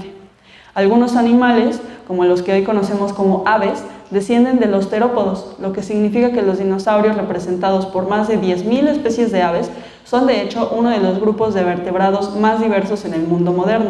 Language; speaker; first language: Spanish; native; Spanish